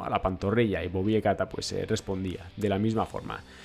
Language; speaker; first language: Spanish; native; Spanish